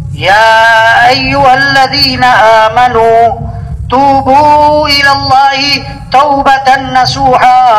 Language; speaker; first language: Urdu; non-native, local second language; Pashto